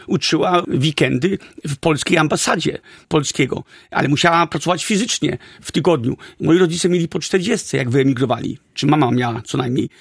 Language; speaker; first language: Polish; early bilingual, heritage; Polish